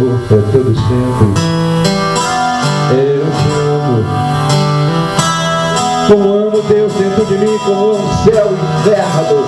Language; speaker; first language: Portuguese; native; Portuguese